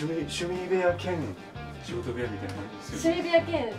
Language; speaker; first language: Japanese; native; Japanese